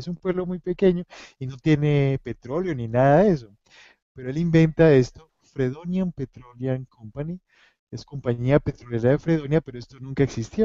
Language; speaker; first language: Spanish; native; Spanish